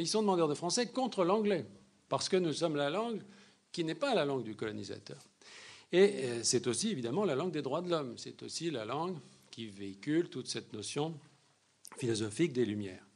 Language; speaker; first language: French; native; French